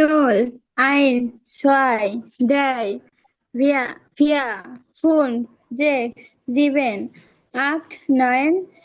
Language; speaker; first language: German; non-native, learner; Bangla